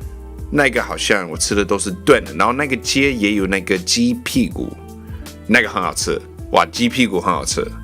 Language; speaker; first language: Chinese; non-native, learner; English